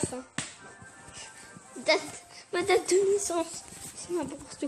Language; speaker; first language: French; native; French